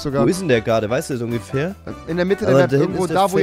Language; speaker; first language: German; native; German